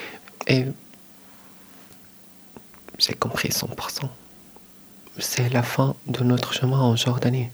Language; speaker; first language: French; non-native, learner; Arabic